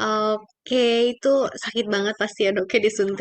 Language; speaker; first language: Indonesian; native; Indonesian